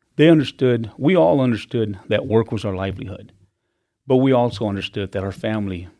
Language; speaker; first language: English; native; English